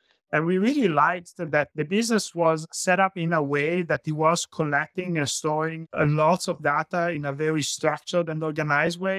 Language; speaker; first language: English; non-native, fluent; Italian